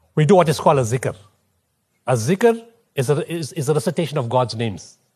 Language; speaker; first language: English; native; English